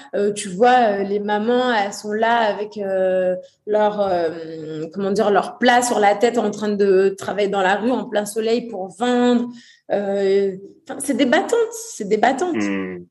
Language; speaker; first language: French; early bilingual, other home language; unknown